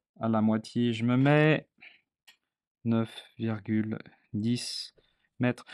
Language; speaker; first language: French; native; French